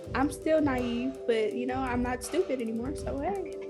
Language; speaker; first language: English; native; English